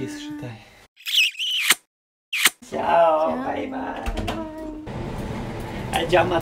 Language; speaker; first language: Japanese; non-native, learner; Serbian